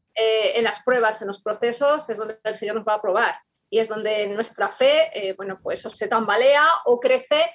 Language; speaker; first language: Spanish; native; Spanish